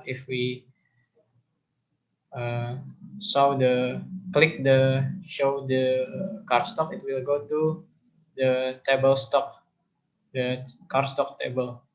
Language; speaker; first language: English; non-native, learner; Indonesian